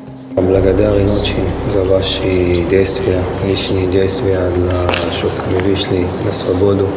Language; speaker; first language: Russian; early bilingual, heritage; Russian